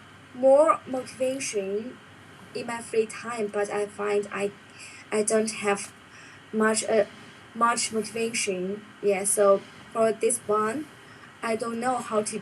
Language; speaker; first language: English; non-native, learner; Chinese